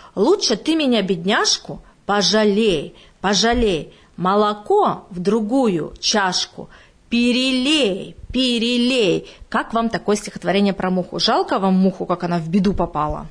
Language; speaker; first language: Russian; native; Russian